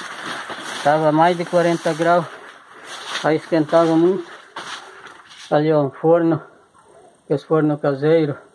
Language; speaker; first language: Portuguese; native; Portuguese